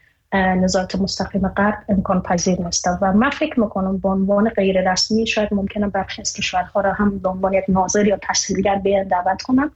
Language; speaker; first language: Persian; native; Persian